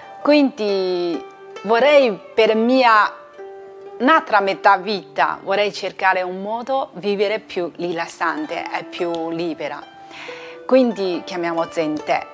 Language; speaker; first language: Italian; non-native, learner; Chinese